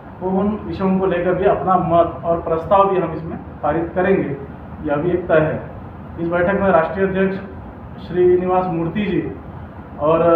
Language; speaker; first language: Hindi; non-native, local second language; Marathi